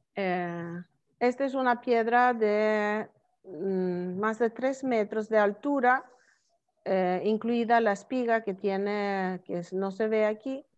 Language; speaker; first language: Spanish; non-native, fluent; Norwegian